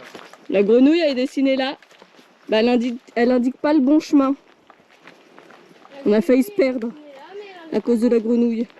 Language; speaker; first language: French; native; French